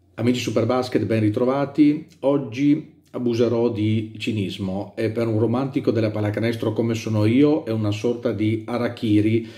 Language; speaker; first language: Italian; native; Italian